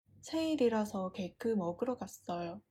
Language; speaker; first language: Korean; non-native, fluent; Chinese